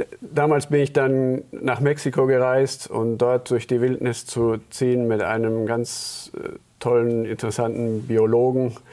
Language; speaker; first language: German; early bilingual, heritage; German